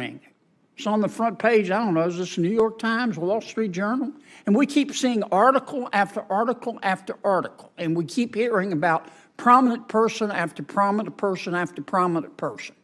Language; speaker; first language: English; native; English